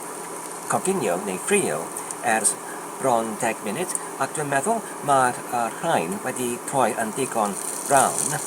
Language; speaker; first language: Welsh; non-native, learner; English